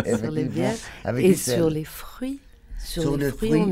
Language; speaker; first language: French; native; French